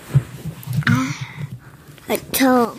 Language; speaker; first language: Chinese; early bilingual, heritage; Chinese